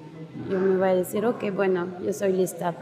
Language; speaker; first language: Spanish; non-native, learner; French